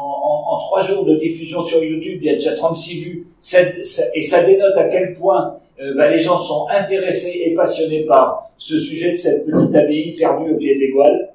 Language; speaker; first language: French; native; French